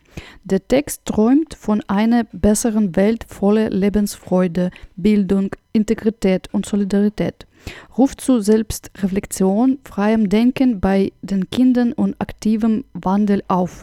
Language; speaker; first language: German; non-native, fluent; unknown